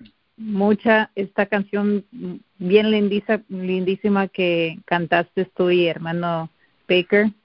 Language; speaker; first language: Spanish; early bilingual, heritage; Spanish